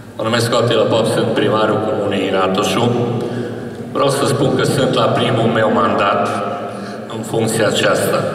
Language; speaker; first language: Romanian; non-native, local second language; Hungarian